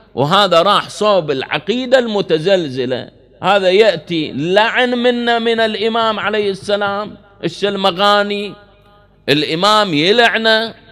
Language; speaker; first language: Arabic; native; Arabic